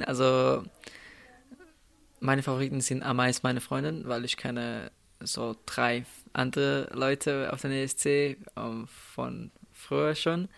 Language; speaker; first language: German; non-native, fluent; Slovenian